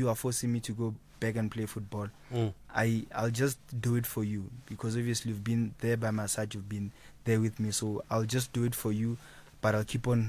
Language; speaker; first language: English; non-native, local second language; Northern Sotho